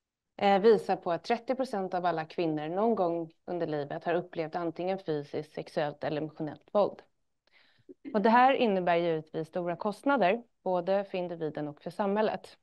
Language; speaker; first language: Swedish; native; Swedish